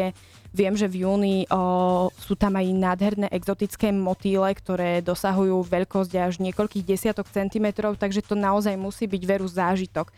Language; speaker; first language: Slovak; native; Slovak